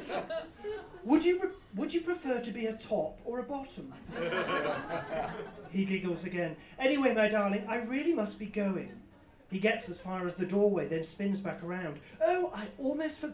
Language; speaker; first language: English; native; English